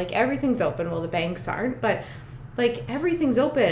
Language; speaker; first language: English; native; English